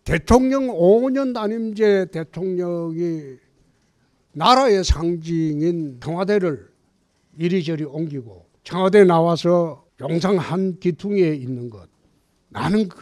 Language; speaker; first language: Korean; native; Korean